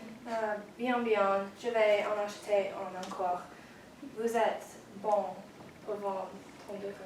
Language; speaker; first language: French; non-native, learner; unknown